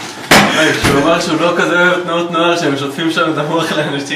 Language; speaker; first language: Hebrew; native; Hebrew